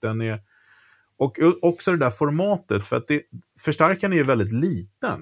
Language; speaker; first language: Swedish; native; Swedish